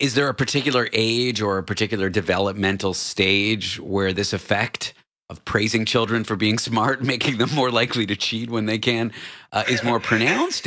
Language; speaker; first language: English; native; English